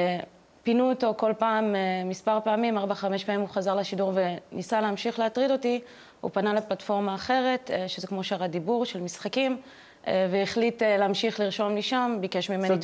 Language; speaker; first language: Hebrew; native; Hebrew